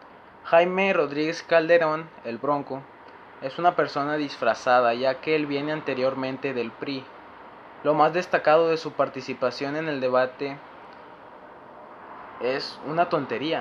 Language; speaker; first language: Spanish; native; Spanish